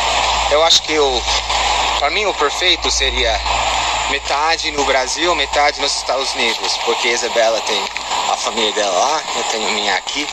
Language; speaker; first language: Portuguese; non-native, fluent; English